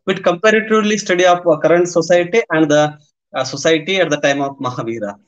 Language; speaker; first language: English; non-native, local second language; Kannada